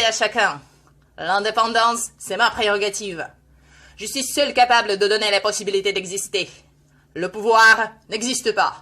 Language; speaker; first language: French; non-native, fluent; Russian